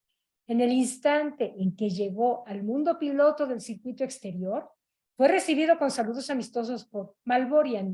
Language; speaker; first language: Spanish; native; Spanish